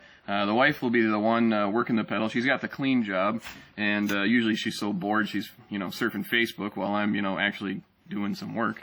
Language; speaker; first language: English; native; English